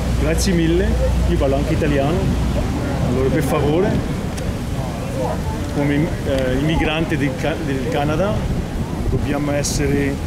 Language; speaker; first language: Italian; non-native, fluent; French